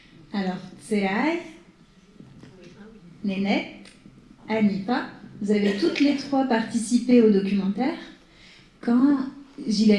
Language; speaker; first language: French; native; French